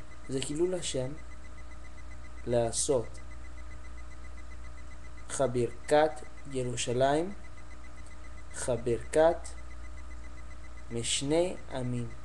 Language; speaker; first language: Hebrew; non-native, learner; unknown